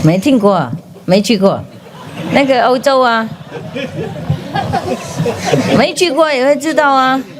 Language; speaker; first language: Chinese; non-native, fluent; Vietnamese